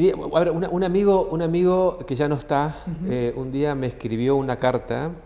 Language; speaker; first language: Spanish; native; Spanish